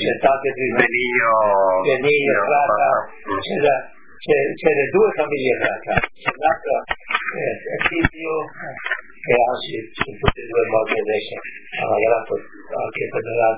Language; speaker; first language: Italian; non-native, local second language; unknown